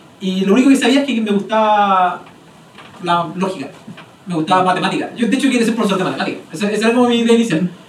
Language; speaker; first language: Spanish; native; Spanish